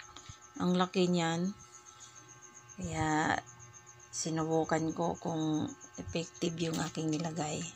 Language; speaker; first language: Filipino; native; Filipino